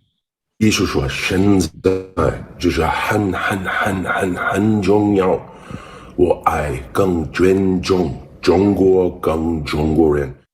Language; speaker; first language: Chinese; non-native, learner; English